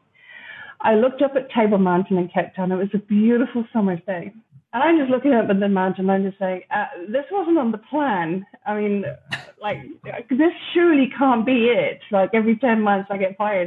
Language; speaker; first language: English; native; English